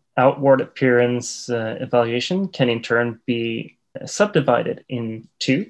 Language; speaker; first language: English; non-native, fluent; Swedish